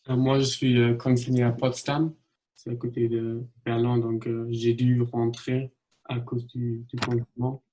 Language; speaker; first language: French; non-native, fluent; German